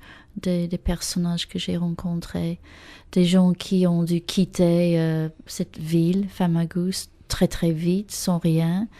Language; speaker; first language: French; non-native, fluent; English